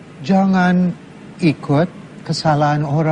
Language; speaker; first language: Indonesian; non-native, learner; English